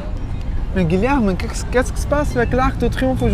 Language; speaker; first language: French; non-native, fluent; Portuguese